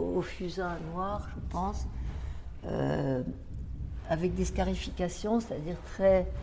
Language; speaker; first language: French; native; French